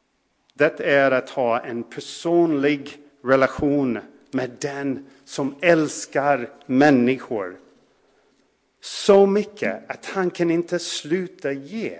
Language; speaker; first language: Swedish; non-native, fluent; English